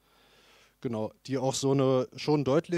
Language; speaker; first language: German; native; German